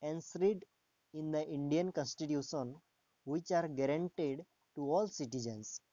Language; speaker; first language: English; non-native, local second language; Assamese